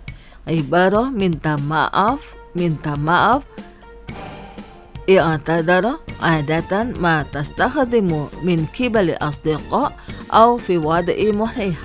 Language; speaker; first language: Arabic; non-native, fluent; Indonesian